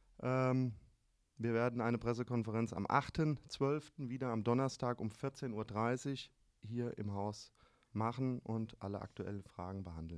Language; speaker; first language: German; native; German